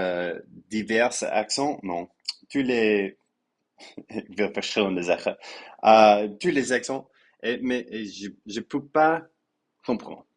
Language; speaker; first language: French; non-native, learner; English